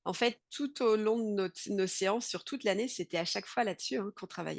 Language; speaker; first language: French; native; French